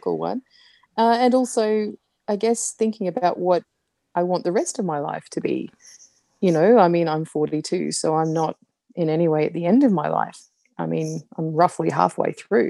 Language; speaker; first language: English; native; English